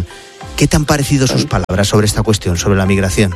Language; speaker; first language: Spanish; native; Spanish